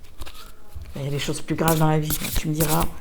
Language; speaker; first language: French; native; French